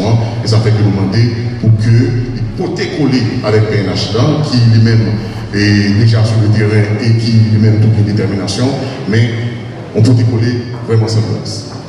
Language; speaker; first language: French; non-native, local second language; Haitian Creole